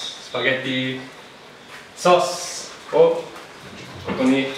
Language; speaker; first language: Japanese; non-native, learner; English